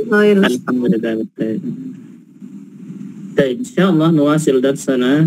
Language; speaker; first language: Arabic; non-native, fluent; Indonesian